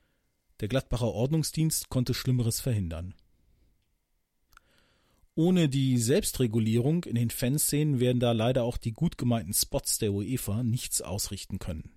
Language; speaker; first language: German; native; German